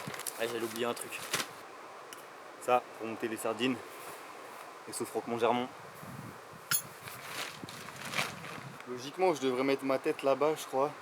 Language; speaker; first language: French; native; French